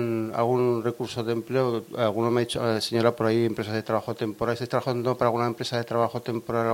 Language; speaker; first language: Spanish; native; Spanish